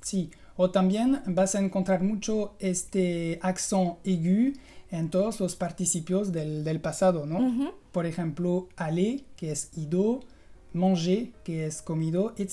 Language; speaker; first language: Spanish; non-native, fluent; French